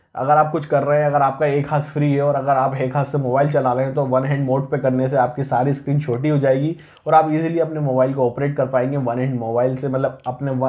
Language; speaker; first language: Hindi; native; Hindi